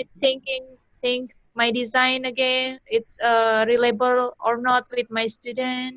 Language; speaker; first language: English; non-native, learner; Indonesian